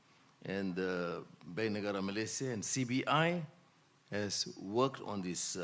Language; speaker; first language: English; non-native, local second language; Malay